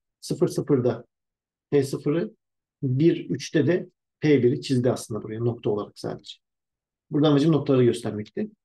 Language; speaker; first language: Turkish; native; Turkish